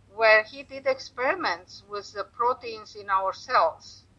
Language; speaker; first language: English; non-native, fluent; Romanian